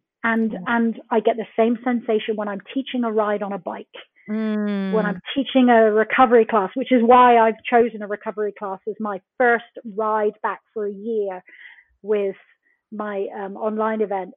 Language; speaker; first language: English; native; English